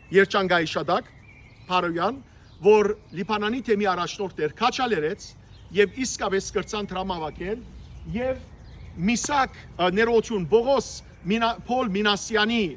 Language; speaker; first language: Armenian; native; Armenian